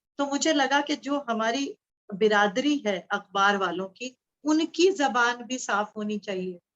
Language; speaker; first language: Urdu; native; Urdu